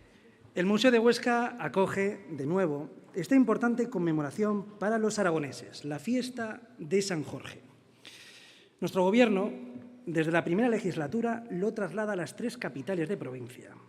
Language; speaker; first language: Spanish; native; Spanish